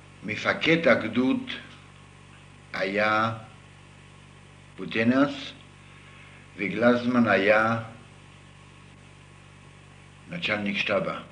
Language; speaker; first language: Hebrew; non-native, fluent; Yiddish